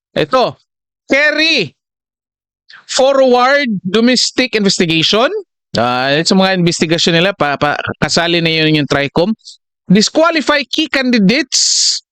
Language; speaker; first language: Filipino; non-native, local second language; Cebuano